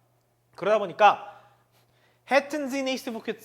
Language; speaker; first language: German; non-native, fluent; Korean